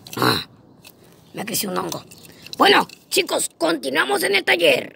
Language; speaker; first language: Spanish; native; Spanish